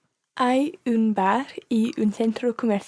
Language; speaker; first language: Spanish; non-native, learner; English